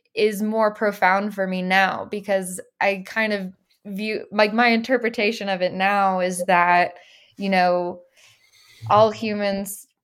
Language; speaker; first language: English; native; English